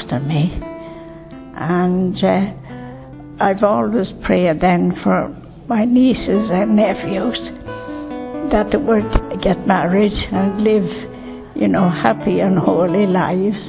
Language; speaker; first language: English; native; English